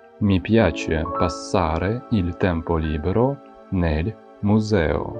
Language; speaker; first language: Italian; non-native, fluent; Ukrainian